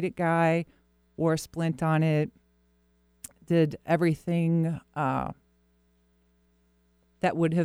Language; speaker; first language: English; native; English